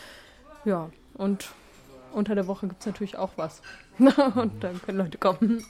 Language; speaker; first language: German; native; German